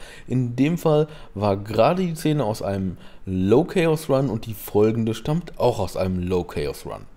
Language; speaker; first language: German; native; German